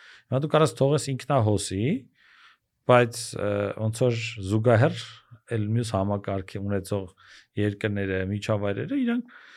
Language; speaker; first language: Armenian; native; Armenian